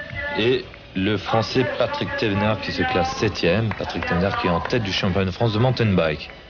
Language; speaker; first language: French; native; French